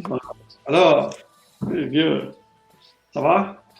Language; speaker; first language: French; non-native, learner; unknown